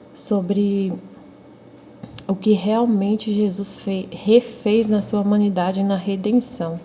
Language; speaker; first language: Portuguese; native; Portuguese